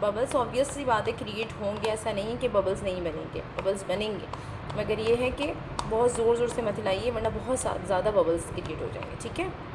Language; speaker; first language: Hindi; native; Hindi